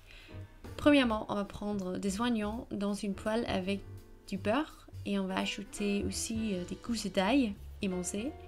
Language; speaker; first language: French; non-native, fluent; Danish